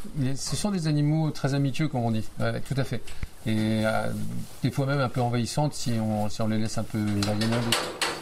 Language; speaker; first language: French; native; French